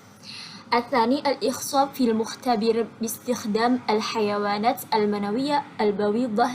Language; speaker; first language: Arabic; non-native, learner; Indonesian